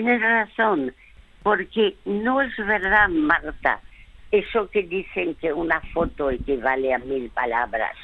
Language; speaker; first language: Spanish; early bilingual, other home language; French